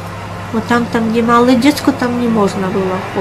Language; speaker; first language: Polish; non-native, fluent; Russian